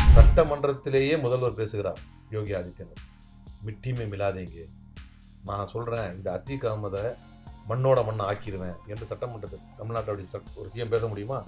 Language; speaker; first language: Tamil; native; Tamil